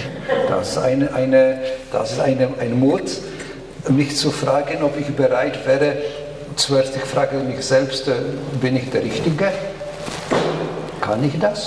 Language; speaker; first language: German; non-native, fluent; Polish